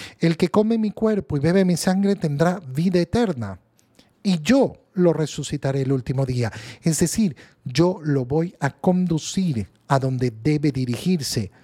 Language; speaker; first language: Spanish; native; Spanish